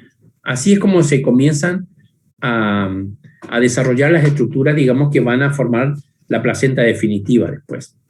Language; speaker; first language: Spanish; native; Spanish